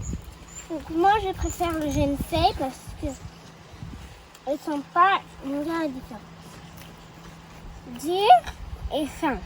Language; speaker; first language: French; early bilingual, other home language; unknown